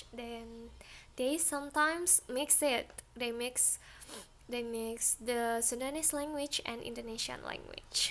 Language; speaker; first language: English; non-native, learner; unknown